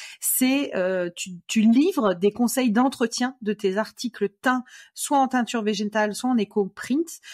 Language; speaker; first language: French; native; French